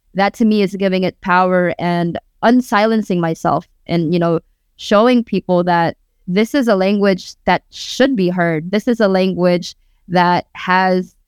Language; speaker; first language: English; early bilingual, other home language; Waray